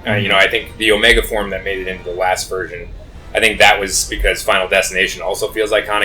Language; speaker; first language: English; native; English